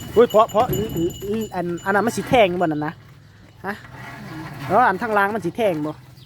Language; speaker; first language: Thai; native; Thai